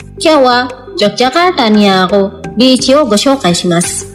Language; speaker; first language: Japanese; non-native, fluent; Indonesian